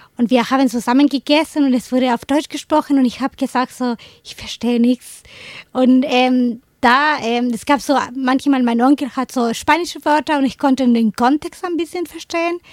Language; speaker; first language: German; non-native, fluent; Spanish